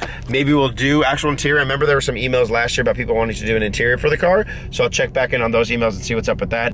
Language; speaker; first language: English; native; English